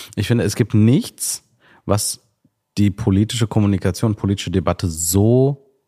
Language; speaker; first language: German; early bilingual, other home language; Sinhala